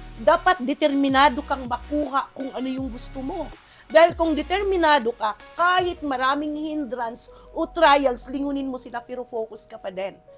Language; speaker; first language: Filipino; non-native, local second language; Cebuano